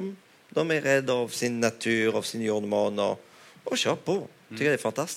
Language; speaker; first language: Swedish; non-native, fluent; French